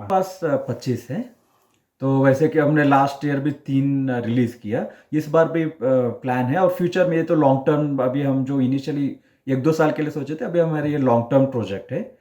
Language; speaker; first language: Hindi; non-native, local second language; Kannada